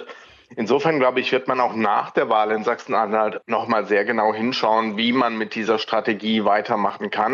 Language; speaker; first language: German; native; German